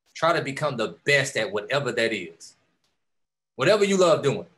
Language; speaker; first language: English; native; English